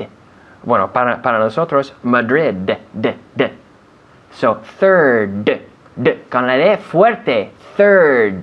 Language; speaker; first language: Spanish; non-native, fluent; English